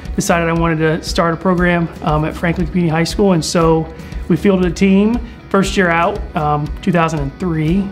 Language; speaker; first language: English; native; English